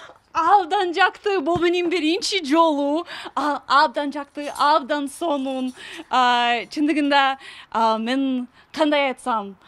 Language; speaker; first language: Kyrgyz; non-native, fluent; English